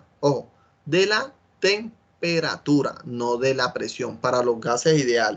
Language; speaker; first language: Spanish; native; Spanish